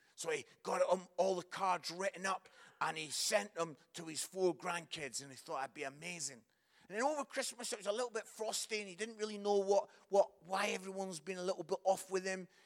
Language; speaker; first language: English; native; English